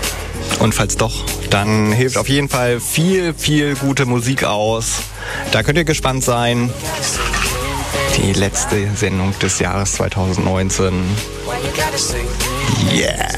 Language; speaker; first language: German; native; German